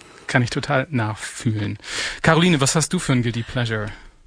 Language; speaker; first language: German; native; German